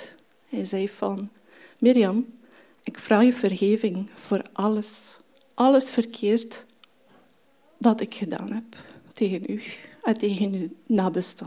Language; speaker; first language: Dutch; non-native, fluent; French